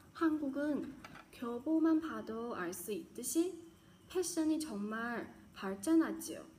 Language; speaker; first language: Korean; non-native, fluent; Chinese